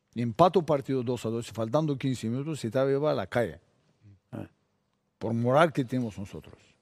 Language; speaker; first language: Spanish; non-native, fluent; Bulgarian